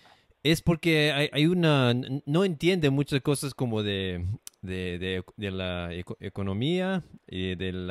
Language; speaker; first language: Spanish; non-native, learner; English